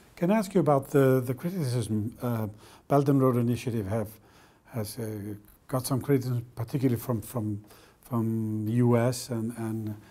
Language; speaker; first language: English; non-native, fluent; Icelandic